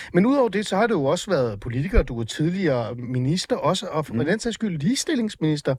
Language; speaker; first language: Danish; early bilingual, other home language; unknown